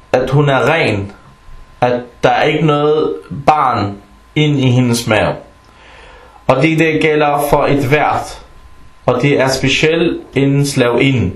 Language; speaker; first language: Danish; non-native, fluent; Arabic